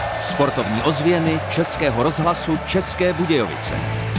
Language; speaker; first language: Czech; native; Czech